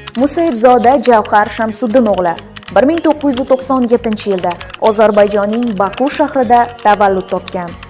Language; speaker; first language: Uzbek; native; Uzbek